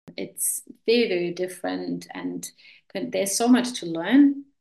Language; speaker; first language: English; non-native, fluent; German